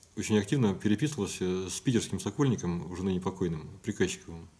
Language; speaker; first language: Russian; native; Russian